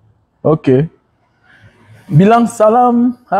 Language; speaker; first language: Indonesian; non-native, learner; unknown